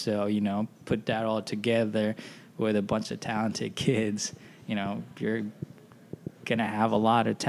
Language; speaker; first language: English; non-native, local second language; Filipino